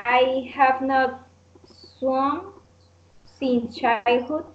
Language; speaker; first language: English; non-native, learner; Spanish